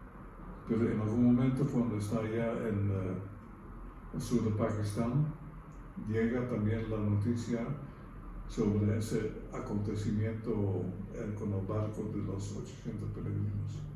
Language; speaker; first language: Spanish; non-native, fluent; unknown